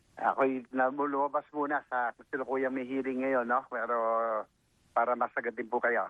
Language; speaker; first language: Filipino; native; Filipino